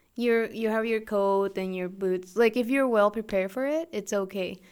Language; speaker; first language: English; non-native, fluent; Spanish